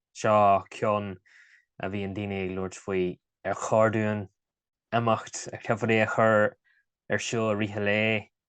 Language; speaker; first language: Irish; native; Irish